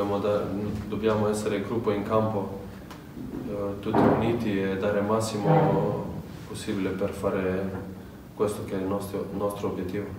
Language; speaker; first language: Italian; non-native, fluent; Serbian